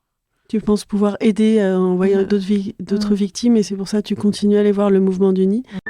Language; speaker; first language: French; native; French